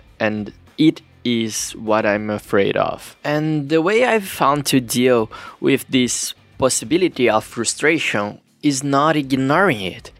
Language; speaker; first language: English; non-native, learner; Portuguese